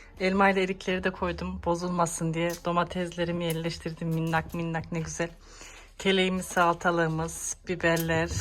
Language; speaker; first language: Turkish; early bilingual, heritage; Turkish